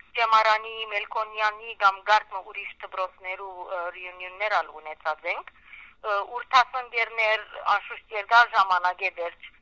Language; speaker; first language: Armenian; early bilingual, heritage; Armenian